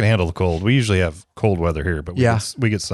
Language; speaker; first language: English; native; English